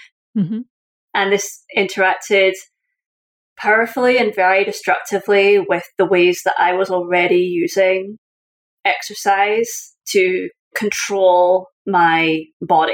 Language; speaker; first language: English; native; English